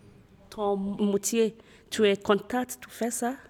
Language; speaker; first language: French; non-native, fluent; Swedish